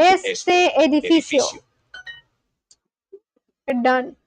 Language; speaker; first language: Spanish; non-native, learner; Bangla